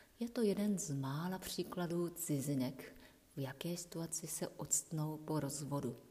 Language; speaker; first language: Czech; non-native, fluent; Japanese